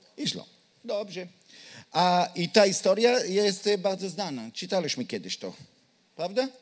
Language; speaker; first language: Polish; non-native, learner; Hebrew